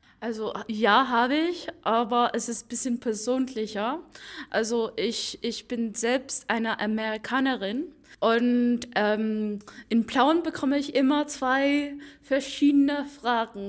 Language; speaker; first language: German; non-native, fluent; English